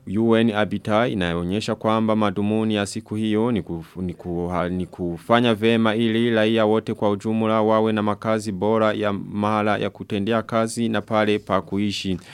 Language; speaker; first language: Swahili; non-native, local second language; Rundi